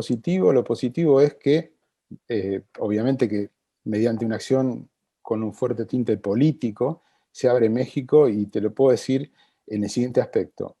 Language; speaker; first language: Spanish; native; Spanish